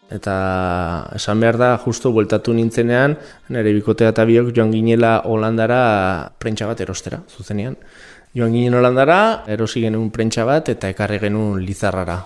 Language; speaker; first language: Basque; non-native, local second language; Spanish